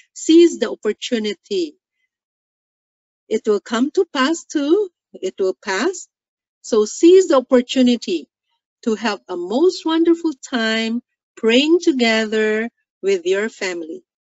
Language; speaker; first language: English; non-native, local second language; Min Nan Chinese